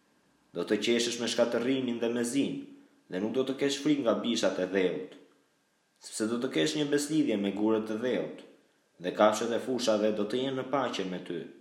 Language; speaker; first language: Albanian; native; Albanian